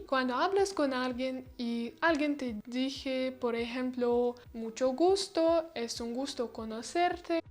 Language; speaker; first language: Spanish; non-native, learner; Russian